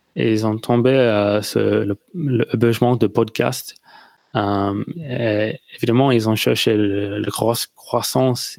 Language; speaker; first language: French; non-native, learner; English